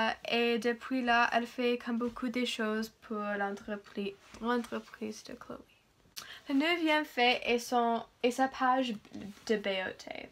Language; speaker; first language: French; non-native, learner; English